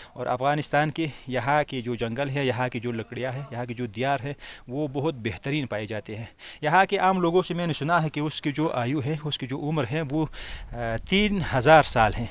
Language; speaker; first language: Hindi; non-native, fluent; Pashto